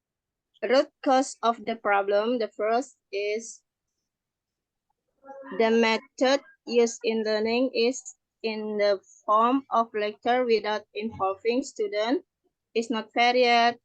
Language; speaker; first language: English; non-native, learner; Indonesian